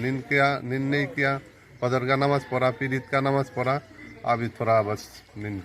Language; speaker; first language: Hindi; non-native, learner; Bangla